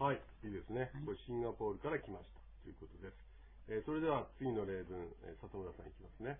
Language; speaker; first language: Japanese; native; Japanese